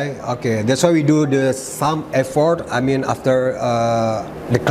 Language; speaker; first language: English; non-native, learner; Indonesian